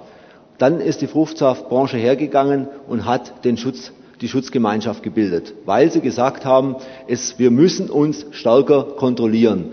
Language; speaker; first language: German; native; German